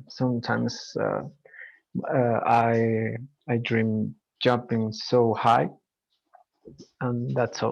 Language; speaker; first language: English; non-native, learner; Spanish